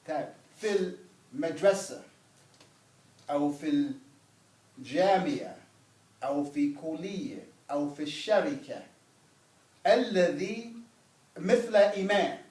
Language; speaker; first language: Arabic; non-native, fluent; English